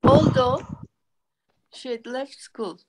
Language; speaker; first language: English; non-native, learner; Turkish